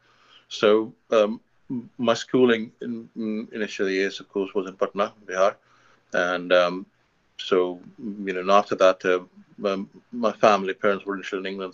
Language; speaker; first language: English; non-native, local second language; Hindi